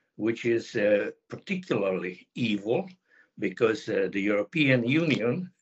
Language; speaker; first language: English; non-native, fluent; Hungarian